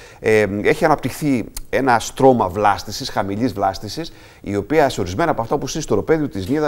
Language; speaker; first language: Greek; native; Greek